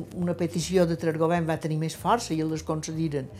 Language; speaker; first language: Catalan; native; Catalan